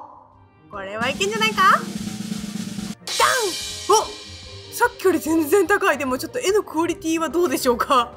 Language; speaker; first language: Japanese; native; Japanese